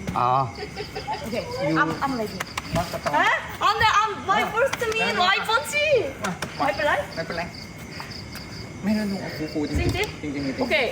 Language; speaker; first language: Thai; non-native, learner; Korean